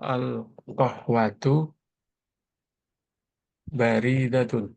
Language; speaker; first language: Arabic; non-native, learner; Indonesian